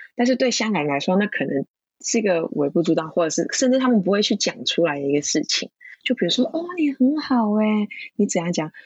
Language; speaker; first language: Chinese; non-native, local second language; Cantonese